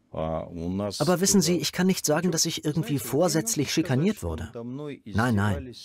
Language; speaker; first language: German; non-native, fluent; Russian